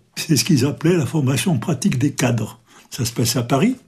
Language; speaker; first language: French; native; French